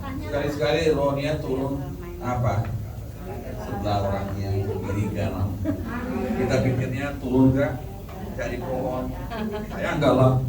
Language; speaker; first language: Indonesian; non-native, learner; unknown